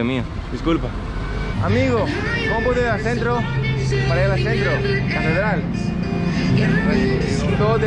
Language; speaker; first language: Spanish; non-native, learner; Greek